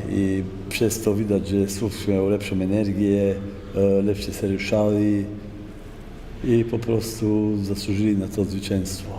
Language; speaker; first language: Polish; non-native, fluent; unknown